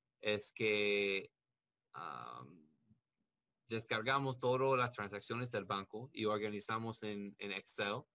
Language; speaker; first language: Spanish; non-native, learner; English